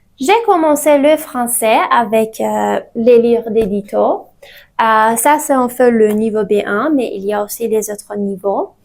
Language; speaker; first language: French; non-native, fluent; Persian